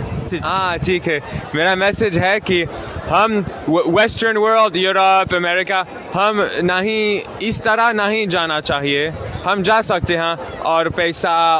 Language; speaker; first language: Hindi; non-native, learner; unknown